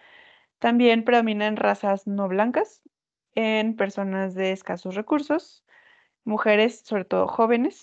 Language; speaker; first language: Spanish; native; Spanish